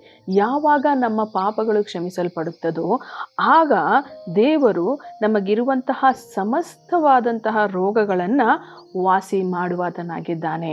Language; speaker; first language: Kannada; native; Kannada